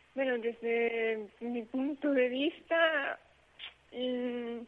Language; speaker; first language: Spanish; early bilingual, heritage; Spanish